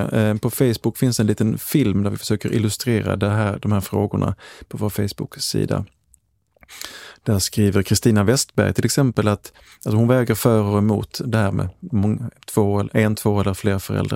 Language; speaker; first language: Swedish; native; Swedish